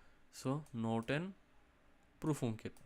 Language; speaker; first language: German; non-native, fluent; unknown